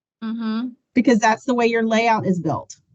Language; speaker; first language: English; native; English